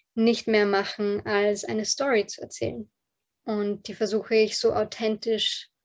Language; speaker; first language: German; early bilingual, other home language; Polish